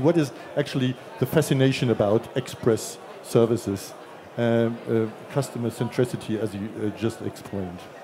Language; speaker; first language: English; non-native, fluent; German